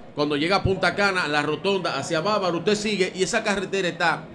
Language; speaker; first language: Spanish; native; Spanish